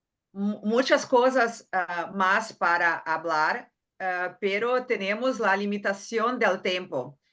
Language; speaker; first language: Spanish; non-native, learner; Portuguese